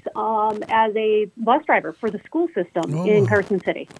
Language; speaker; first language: English; native; English